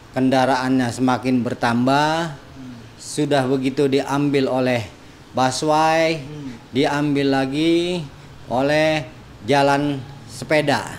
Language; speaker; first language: Indonesian; native; Indonesian